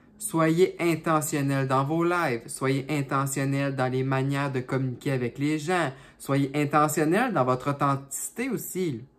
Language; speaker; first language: French; native; French